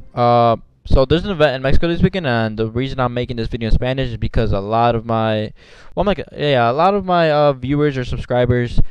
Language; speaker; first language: English; early bilingual, other home language; Spanish